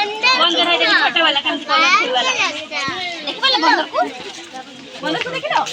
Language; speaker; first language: Hindi; non-native, local second language; Bangla